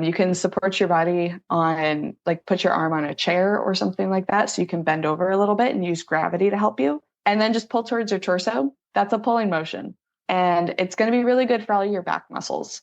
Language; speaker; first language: English; native; English